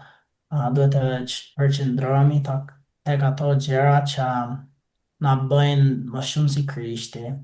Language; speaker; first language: Albanian; non-native, fluent; English